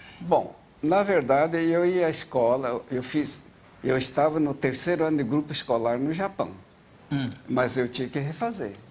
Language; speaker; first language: Portuguese; early bilingual, other home language; Japanese